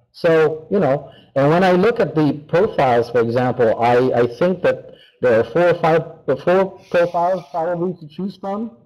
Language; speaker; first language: English; non-native, fluent; French